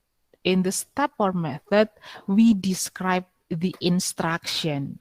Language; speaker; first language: English; non-native, fluent; Indonesian